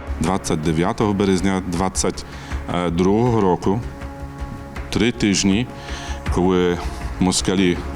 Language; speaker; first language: Ukrainian; non-native, learner; Polish